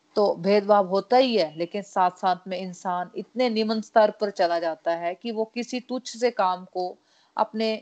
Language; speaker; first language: Hindi; non-native, local second language; Punjabi